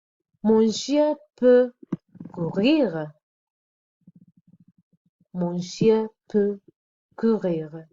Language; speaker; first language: French; non-native, fluent; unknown